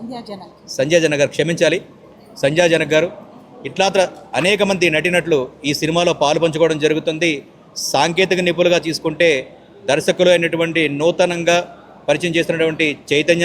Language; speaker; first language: Telugu; native; Telugu